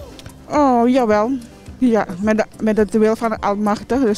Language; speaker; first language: Dutch; non-native, local second language; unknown